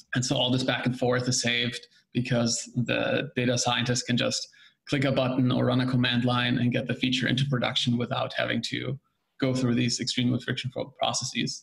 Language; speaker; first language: English; non-native, fluent; German